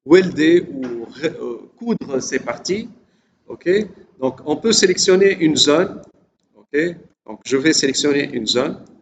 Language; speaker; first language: French; non-native, local second language; Arabic